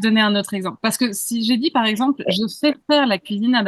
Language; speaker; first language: French; native; French